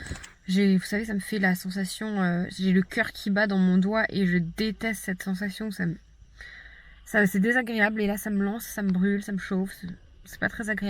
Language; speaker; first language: French; native; French